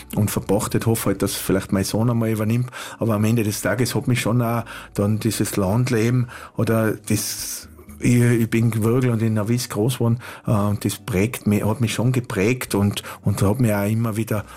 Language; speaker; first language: German; native; German